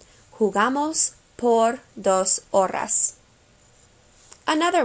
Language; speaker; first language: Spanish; non-native, fluent; English